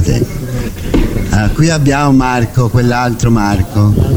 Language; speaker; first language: Italian; native; Italian